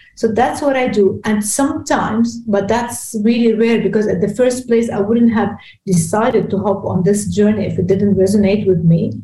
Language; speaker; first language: English; non-native, fluent; Arabic